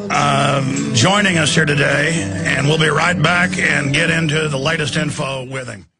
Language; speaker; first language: English; native; English